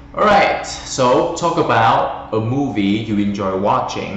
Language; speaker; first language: English; non-native, fluent; Vietnamese